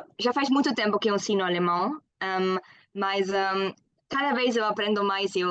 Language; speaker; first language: Portuguese; non-native, fluent; German